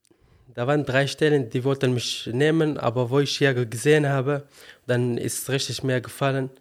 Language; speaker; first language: German; non-native, learner; Arabic